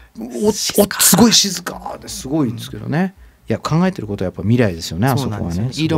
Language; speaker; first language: Japanese; native; Japanese